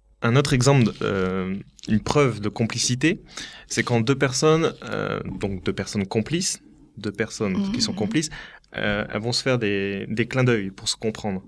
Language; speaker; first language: French; native; French